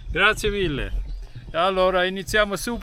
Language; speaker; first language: Italian; non-native, fluent; German